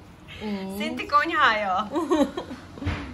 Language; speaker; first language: Hungarian; early bilingual, heritage; English